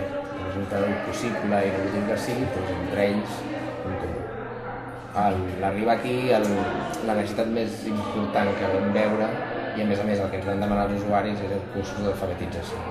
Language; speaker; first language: Catalan; native; Catalan